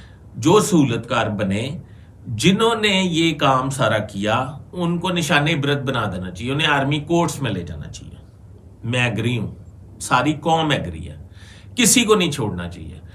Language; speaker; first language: Urdu; native; Urdu